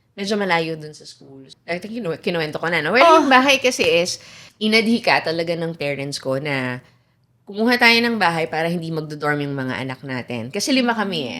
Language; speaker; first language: Filipino; native; Filipino